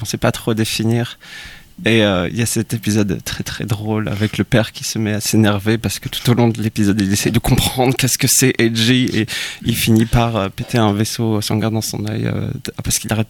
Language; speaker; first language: French; native; French